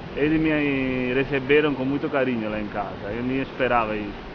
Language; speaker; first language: Portuguese; non-native, fluent; Italian